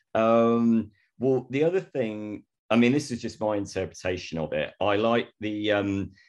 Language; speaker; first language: English; native; English